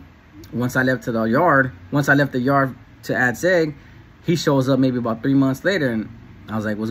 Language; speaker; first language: English; native; English